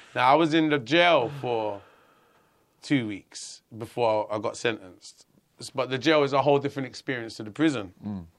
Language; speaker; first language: English; native; English